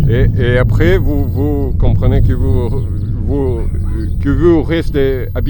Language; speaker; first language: French; non-native, learner; Lithuanian